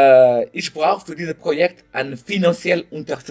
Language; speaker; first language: German; non-native, learner; French